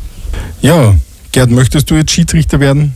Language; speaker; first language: German; native; German